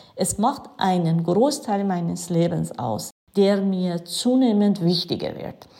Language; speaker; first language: German; non-native, fluent; Persian